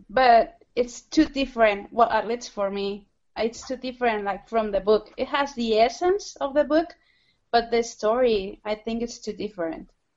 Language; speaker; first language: English; non-native, fluent; Spanish